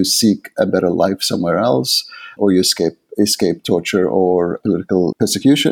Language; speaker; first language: English; non-native, fluent; Arabic